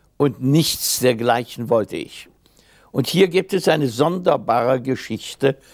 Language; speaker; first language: German; native; German